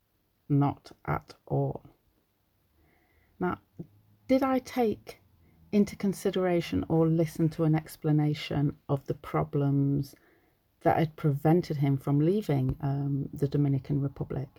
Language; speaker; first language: English; native; English